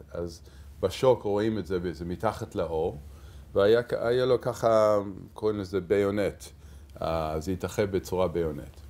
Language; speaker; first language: Hebrew; early bilingual, heritage; Hebrew